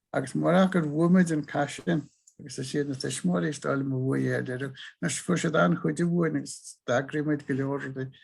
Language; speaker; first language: Irish; native; Irish